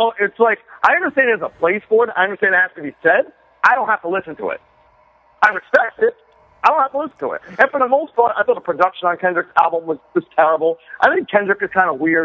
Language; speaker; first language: English; native; English